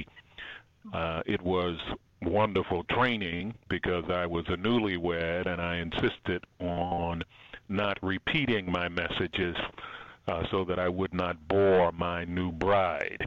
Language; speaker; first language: English; native; English